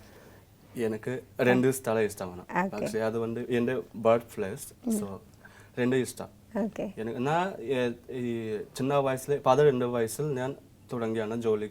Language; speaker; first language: Malayalam; non-native, learner; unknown